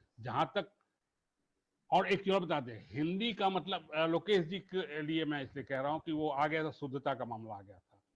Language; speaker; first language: Hindi; native; Hindi